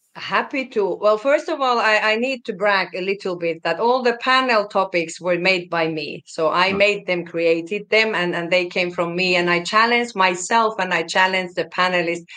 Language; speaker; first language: English; non-native, fluent; Finnish